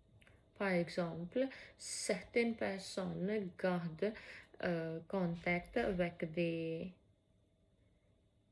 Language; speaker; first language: French; non-native, learner; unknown